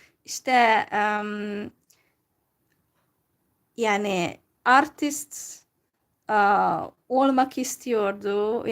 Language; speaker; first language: Turkish; non-native, fluent; Hungarian